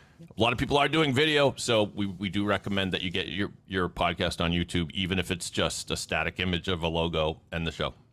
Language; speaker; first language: English; native; English